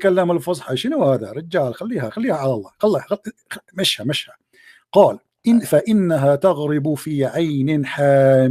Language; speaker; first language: Arabic; native; Arabic